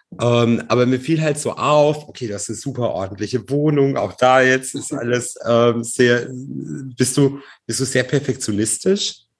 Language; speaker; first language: German; native; German